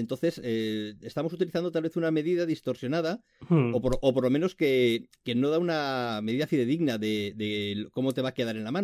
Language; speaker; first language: Spanish; native; Spanish